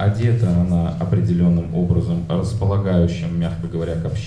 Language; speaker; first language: Russian; native; Russian